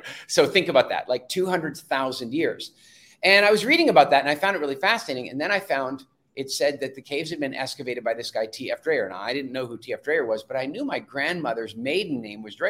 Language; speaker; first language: English; native; English